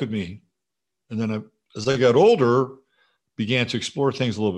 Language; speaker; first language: English; native; English